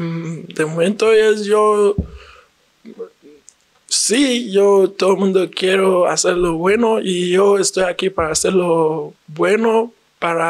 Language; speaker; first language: Spanish; non-native, learner; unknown